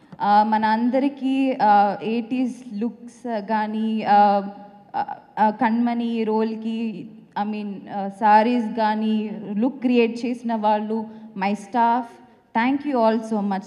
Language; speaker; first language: Telugu; non-native, fluent; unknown